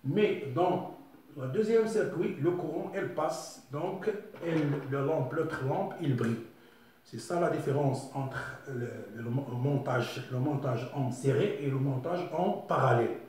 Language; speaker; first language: French; non-native, local second language; Arabic